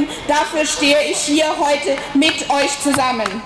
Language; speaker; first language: German; native; German